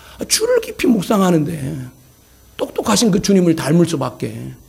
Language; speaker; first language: Korean; native; Korean